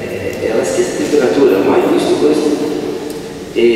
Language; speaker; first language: Italian; non-native, fluent; Portuguese